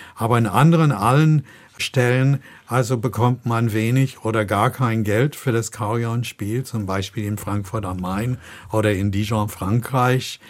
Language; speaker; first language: German; non-native, fluent; English